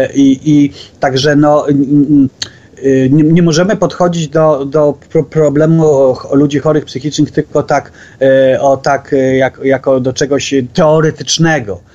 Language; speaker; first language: Polish; native; Polish